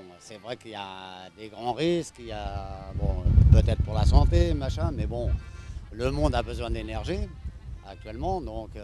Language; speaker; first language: French; native; French